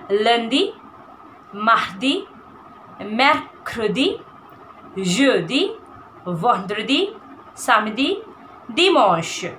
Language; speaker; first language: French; non-native, fluent; Hindi